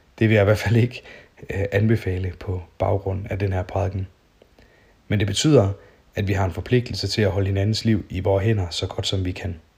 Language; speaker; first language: Danish; native; Danish